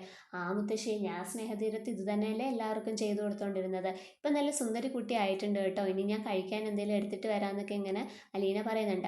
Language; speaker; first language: Malayalam; native; Malayalam